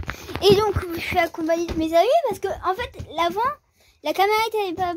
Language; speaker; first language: French; native; French